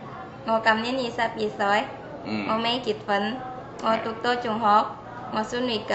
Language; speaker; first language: Cantonese; non-native, learner; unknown